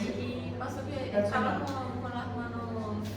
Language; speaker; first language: Spanish; non-native, learner; Portuguese